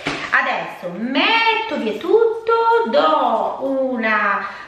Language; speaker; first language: Italian; native; Italian